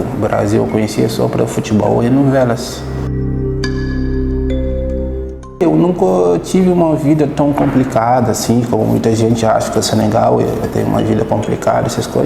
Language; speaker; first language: Portuguese; non-native, fluent; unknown